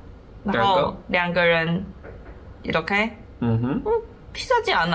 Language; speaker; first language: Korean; non-native, learner; Chinese